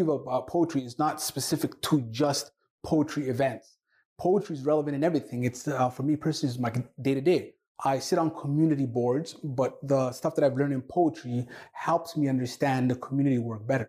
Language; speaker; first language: English; non-native, fluent; Somali